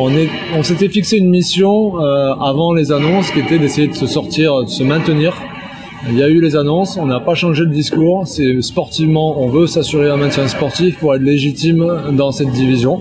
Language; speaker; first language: French; native; French